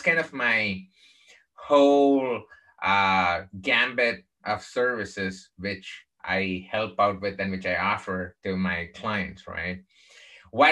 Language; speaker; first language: English; non-native, local second language; Tamil